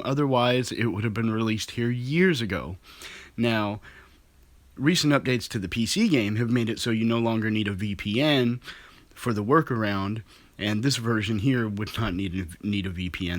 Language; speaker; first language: English; native; English